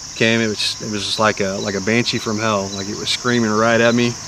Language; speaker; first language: English; native; English